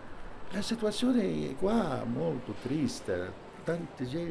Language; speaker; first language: Italian; non-native, learner; Arabic